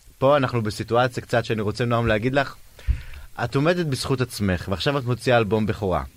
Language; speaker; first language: Hebrew; native; Hebrew